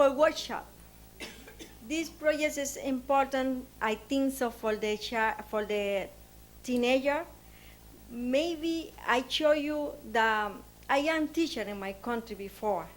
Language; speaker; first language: English; non-native, learner; Spanish